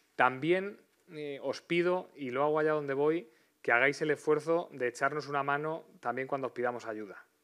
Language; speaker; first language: Spanish; native; Spanish